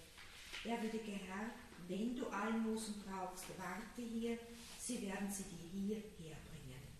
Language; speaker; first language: German; native; German